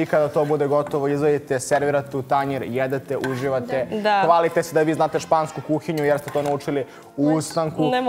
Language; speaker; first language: Serbian; native; Serbian